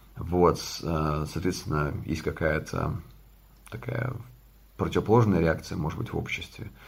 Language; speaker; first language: Russian; non-native, local second language; Latvian